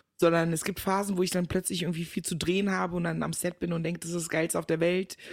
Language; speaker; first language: German; early bilingual, other home language; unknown